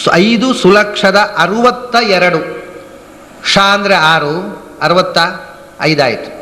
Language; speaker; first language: Kannada; non-native, local second language; Tulu